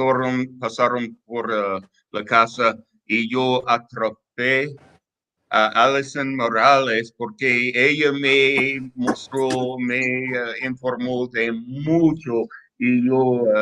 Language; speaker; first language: Spanish; non-native, learner; English